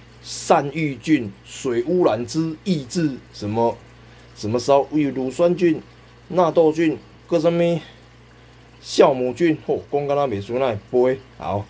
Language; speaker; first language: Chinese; non-native, local second language; Min Nan Chinese